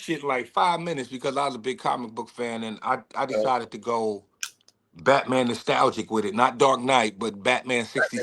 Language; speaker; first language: English; native; English